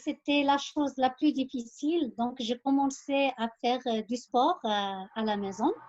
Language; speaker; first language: French; non-native, local second language; Arabic